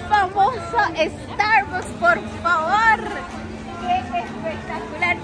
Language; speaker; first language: Spanish; native; Spanish